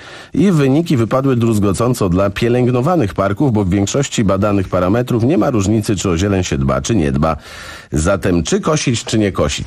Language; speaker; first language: Polish; native; Polish